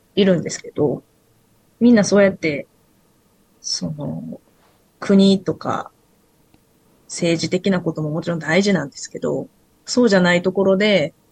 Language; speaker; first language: Japanese; native; Japanese